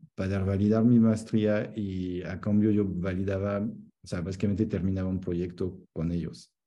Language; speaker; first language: Spanish; non-native, fluent; French